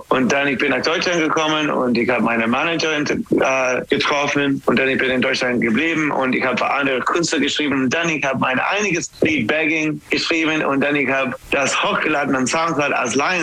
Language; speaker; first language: German; non-native, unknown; English